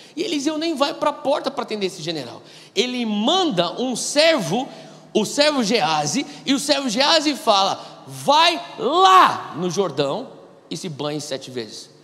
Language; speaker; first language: Portuguese; native; Portuguese